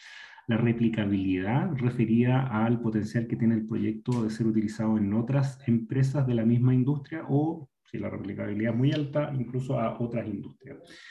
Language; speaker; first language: Spanish; native; Spanish